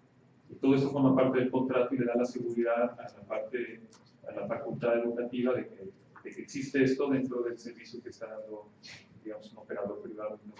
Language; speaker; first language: Spanish; native; Spanish